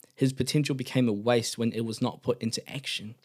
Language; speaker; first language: English; native; English